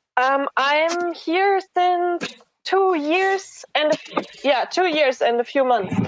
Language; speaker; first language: English; non-native, fluent; German